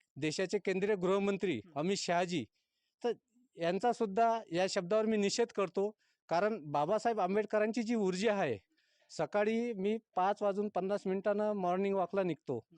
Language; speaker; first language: Marathi; native; Marathi